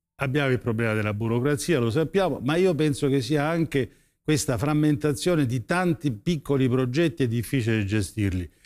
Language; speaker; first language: Italian; native; Italian